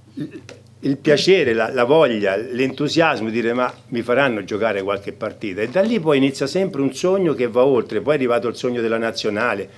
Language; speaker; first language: Italian; native; Italian